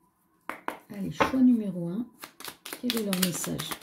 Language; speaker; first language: French; native; French